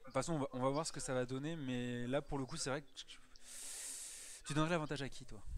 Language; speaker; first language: French; native; French